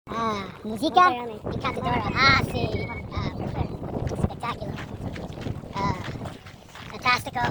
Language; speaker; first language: Spanish; non-native, learner; English